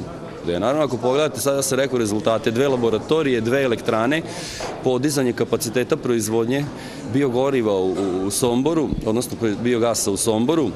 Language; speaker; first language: Serbian; native; Serbian